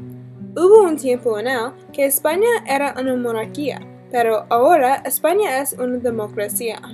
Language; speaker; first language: Spanish; non-native, learner; English